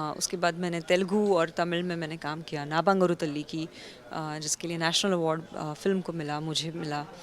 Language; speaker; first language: Hindi; non-native, local second language; Marathi